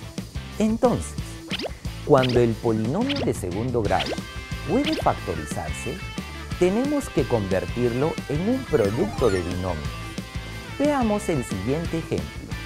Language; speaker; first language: Spanish; native; Spanish